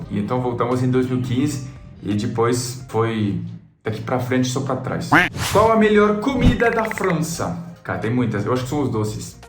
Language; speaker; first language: Portuguese; non-native, fluent; French